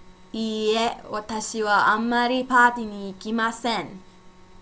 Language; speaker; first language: Japanese; non-native, fluent; English